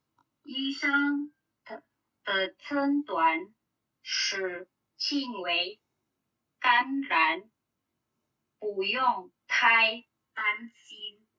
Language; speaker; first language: Chinese; non-native, learner; Indonesian